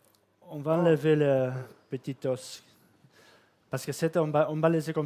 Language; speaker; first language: French; non-native, fluent; Catalan